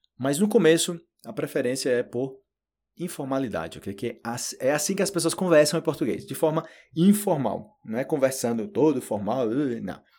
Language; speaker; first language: Portuguese; native; Portuguese